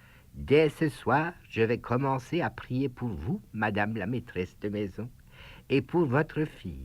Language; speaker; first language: French; native; French